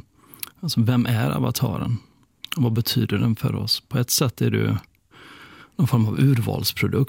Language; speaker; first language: Swedish; native; Swedish